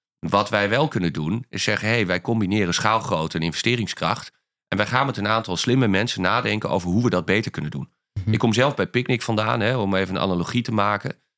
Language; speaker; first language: Dutch; native; Dutch